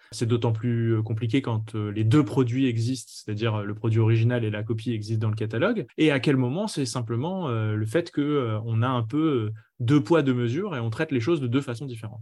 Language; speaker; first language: French; native; French